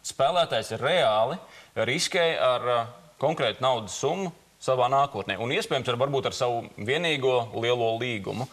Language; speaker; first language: Latvian; native; Latvian